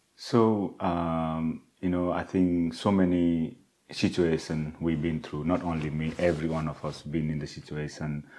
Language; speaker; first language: English; non-native, local second language; Nepali